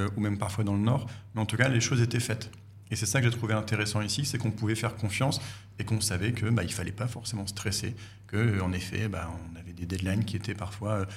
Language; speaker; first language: French; native; French